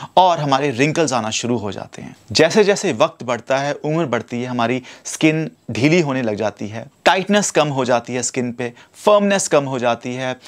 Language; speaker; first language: Hindi; native; Hindi